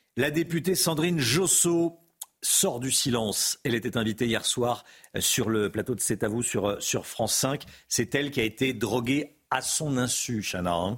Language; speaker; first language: French; native; French